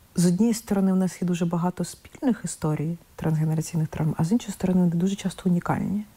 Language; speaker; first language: Ukrainian; non-native, local second language; Russian